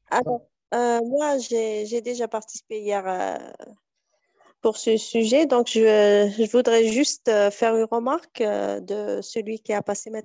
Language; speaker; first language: French; non-native, fluent; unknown